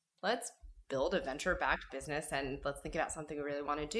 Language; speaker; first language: English; native; English